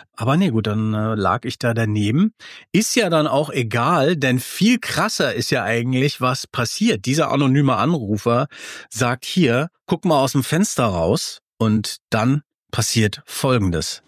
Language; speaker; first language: German; native; German